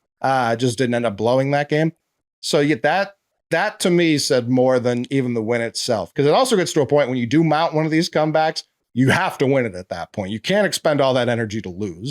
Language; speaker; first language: English; native; English